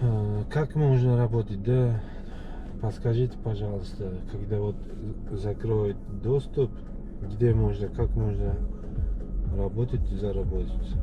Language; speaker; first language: Russian; non-native, learner; Uzbek